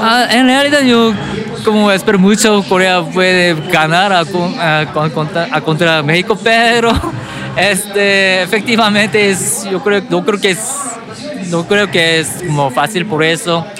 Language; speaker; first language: Spanish; non-native, learner; Korean